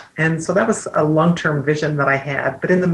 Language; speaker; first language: English; native; English